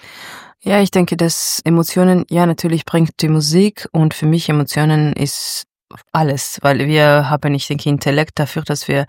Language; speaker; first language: German; non-native, fluent; Georgian